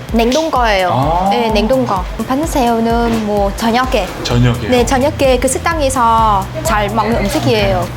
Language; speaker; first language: Korean; non-native, fluent; Vietnamese